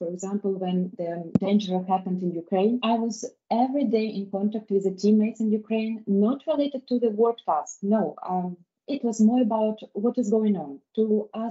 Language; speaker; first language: English; non-native, fluent; Russian